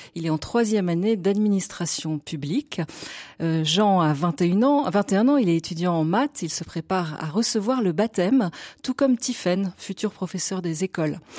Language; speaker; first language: French; native; French